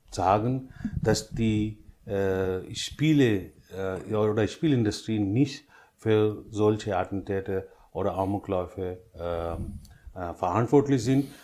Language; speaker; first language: German; non-native, learner; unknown